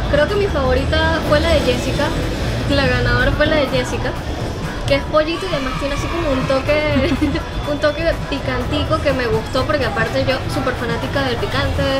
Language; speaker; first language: Spanish; native; Spanish